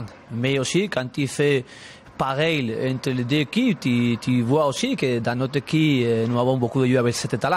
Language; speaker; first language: French; non-native, learner; Spanish